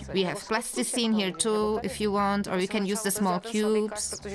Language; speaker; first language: English; non-native, fluent; Czech